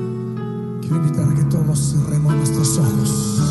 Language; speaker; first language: Spanish; native; Spanish